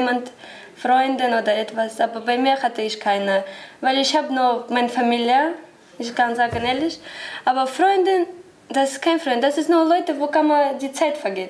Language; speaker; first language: German; non-native, learner; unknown